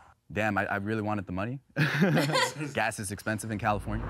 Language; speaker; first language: English; early bilingual, other home language; Korean